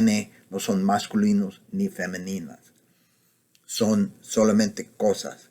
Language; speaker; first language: Spanish; non-native, fluent; English